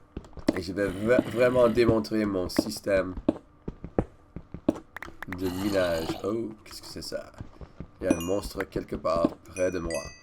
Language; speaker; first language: French; non-native, learner; English